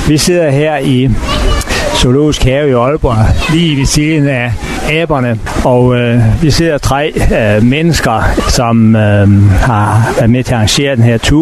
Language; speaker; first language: Danish; native; Danish